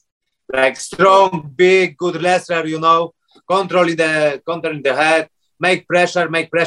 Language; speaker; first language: English; non-native, learner; Polish